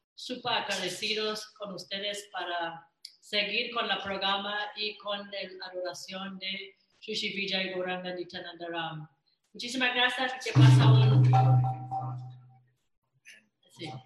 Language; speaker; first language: Spanish; non-native, fluent; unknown